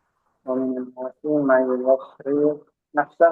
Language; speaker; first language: Arabic; non-native, learner; Indonesian